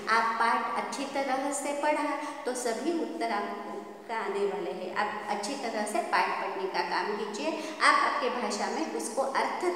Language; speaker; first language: Hindi; non-native, local second language; Kannada